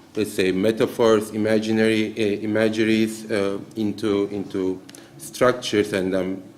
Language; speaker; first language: English; non-native, fluent; Turkish